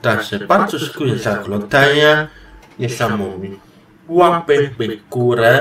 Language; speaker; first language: Polish; non-native, learner; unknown